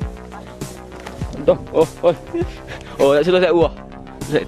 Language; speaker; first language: Thai; non-native, local second language; Pattani Malay